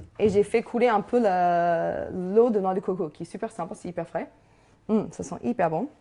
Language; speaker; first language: French; non-native, fluent; English